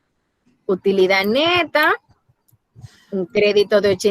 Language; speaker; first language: Spanish; native; Spanish